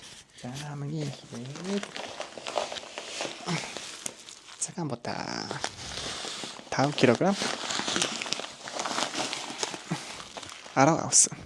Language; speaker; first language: Mongolian; non-native, learner; Japanese